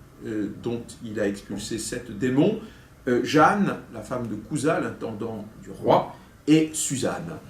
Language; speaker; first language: French; native; French